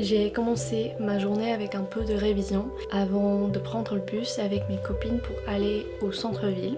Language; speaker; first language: French; non-native, fluent; English